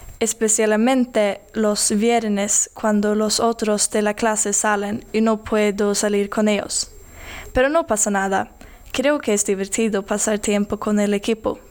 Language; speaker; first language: Spanish; non-native, learner; Swedish